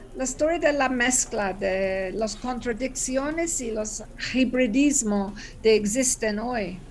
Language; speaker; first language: Spanish; non-native, learner; English